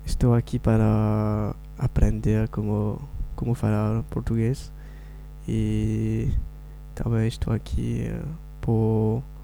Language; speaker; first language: Portuguese; non-native, learner; Morisyen